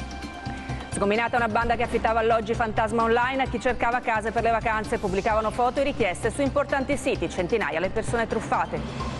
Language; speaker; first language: Italian; native; Italian